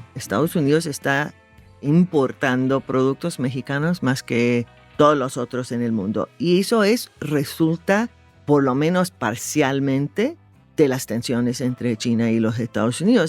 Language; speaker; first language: Spanish; non-native, fluent; English